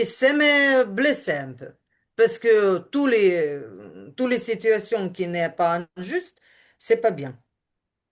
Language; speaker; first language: French; non-native, learner; Ukrainian